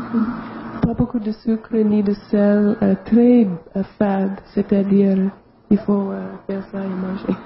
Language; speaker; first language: French; non-native, local second language; English